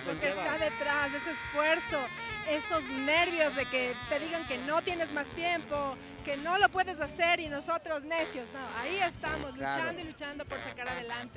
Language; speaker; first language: Spanish; native; Spanish